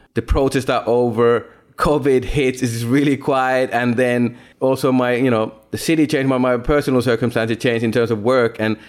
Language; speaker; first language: English; non-native, fluent; Finnish